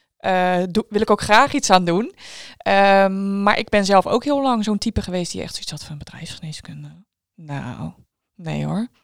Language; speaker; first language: Dutch; native; Dutch